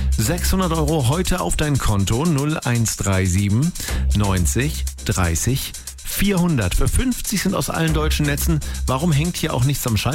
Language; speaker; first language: German; native; German